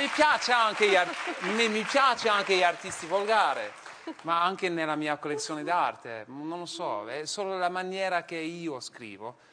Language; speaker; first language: Italian; non-native, fluent; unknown